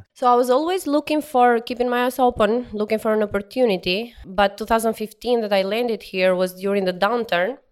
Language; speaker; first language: English; non-native, fluent; Albanian